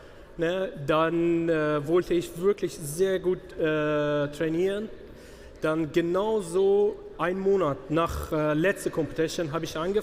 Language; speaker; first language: German; non-native, learner; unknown